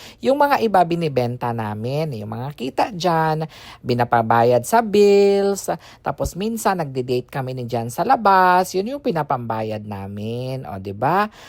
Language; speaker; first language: Filipino; non-native, local second language; Cebuano